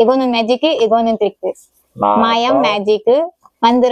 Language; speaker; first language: Korean; non-native, learner; Tamil